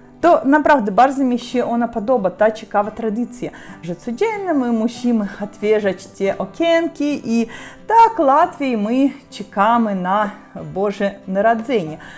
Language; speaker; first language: Polish; non-native, learner; Russian